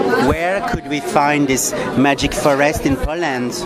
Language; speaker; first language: English; non-native, fluent; French